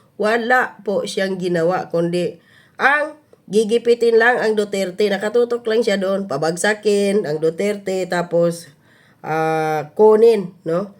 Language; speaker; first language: Filipino; non-native, local second language; Cebuano